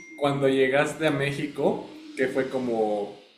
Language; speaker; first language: Spanish; native; Spanish